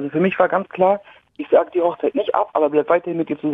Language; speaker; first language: German; native; German